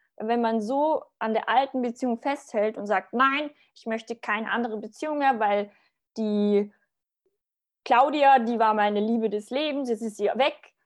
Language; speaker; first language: German; early bilingual, other home language; Bosnian